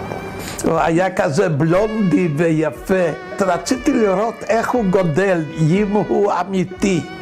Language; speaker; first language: Hebrew; non-native, fluent; Polish